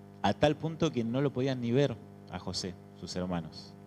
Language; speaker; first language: Spanish; native; Spanish